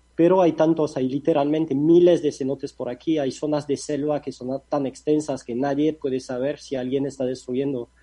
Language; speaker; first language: Spanish; non-native, fluent; French